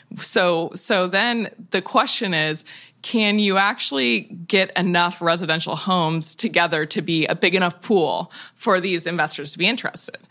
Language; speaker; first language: English; native; English